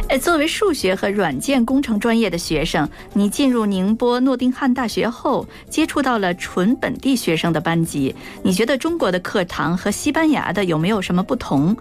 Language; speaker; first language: Chinese; native; Chinese